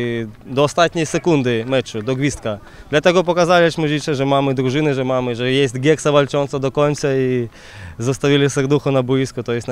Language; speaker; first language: Polish; non-native, fluent; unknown